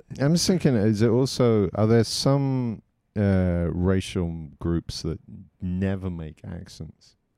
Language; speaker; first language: English; native; English